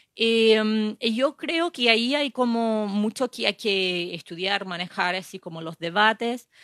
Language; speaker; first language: Spanish; non-native, fluent; English